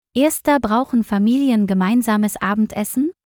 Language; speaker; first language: German; non-native, learner; Vietnamese